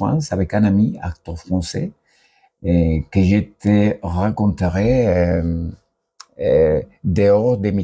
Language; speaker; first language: French; non-native, learner; Spanish